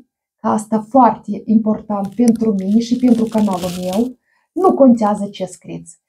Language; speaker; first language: Romanian; non-native, learner; Russian